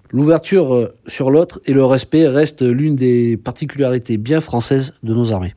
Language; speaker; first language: French; native; French